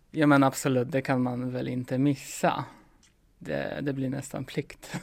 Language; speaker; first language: Swedish; non-native, fluent; Polish